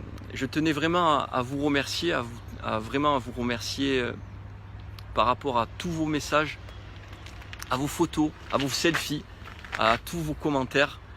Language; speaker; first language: French; native; French